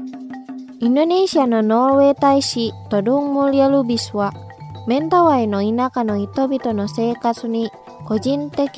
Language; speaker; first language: Japanese; non-native, fluent; Indonesian